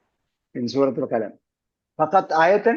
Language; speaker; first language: Arabic; non-native, learner; Malayalam